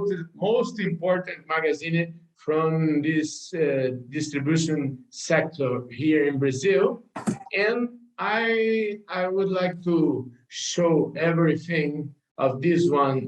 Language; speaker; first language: English; non-native, learner; Portuguese